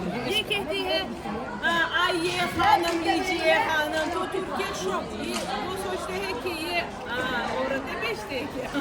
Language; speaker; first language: Hindi; non-native, fluent; Uzbek